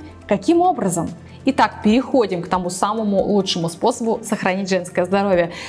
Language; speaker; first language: Russian; native; Russian